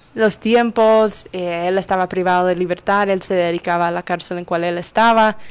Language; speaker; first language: Spanish; non-native, fluent; English